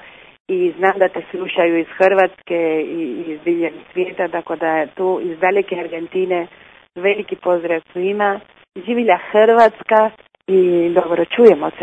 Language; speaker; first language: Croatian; early bilingual, heritage; Croatian